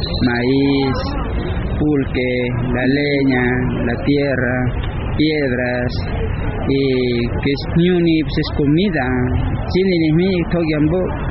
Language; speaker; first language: Spanish; non-native, local second language; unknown